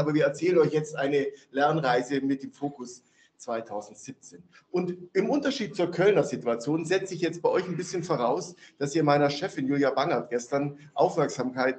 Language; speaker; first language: German; native; German